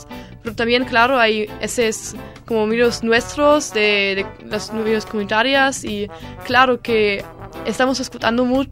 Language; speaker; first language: Spanish; non-native, learner; German